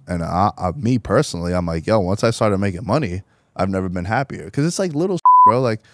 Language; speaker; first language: English; native; English